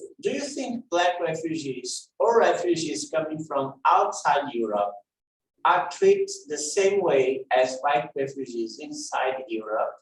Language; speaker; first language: English; non-native, fluent; Portuguese